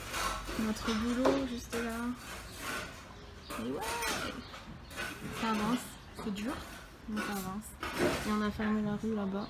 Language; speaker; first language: French; native; French